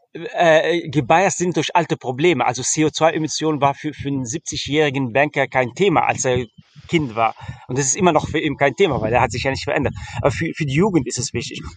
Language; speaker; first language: German; early bilingual, heritage; Arabic